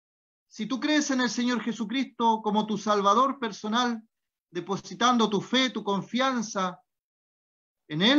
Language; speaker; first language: Spanish; native; Spanish